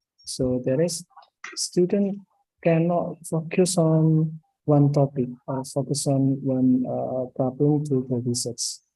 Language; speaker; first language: English; non-native, learner; Indonesian